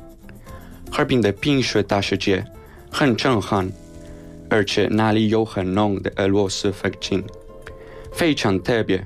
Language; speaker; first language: Chinese; non-native, learner; Spanish